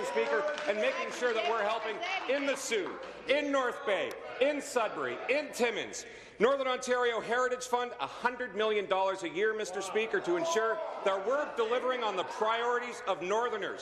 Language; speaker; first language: English; native; English